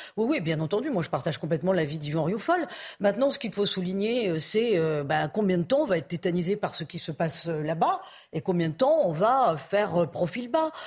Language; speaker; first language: French; native; French